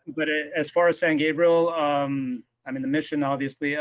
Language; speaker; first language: English; native; English